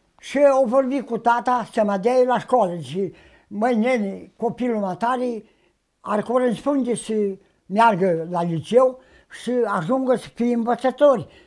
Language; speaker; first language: Romanian; native; Romanian